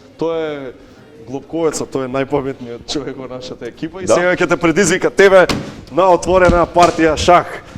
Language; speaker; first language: Macedonian; native; Macedonian